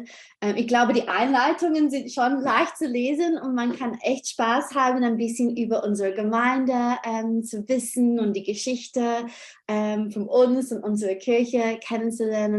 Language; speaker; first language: German; non-native, fluent; English